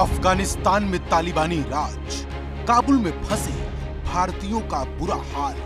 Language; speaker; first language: Hindi; native; Hindi